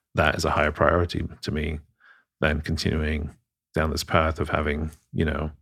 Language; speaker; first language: English; native; English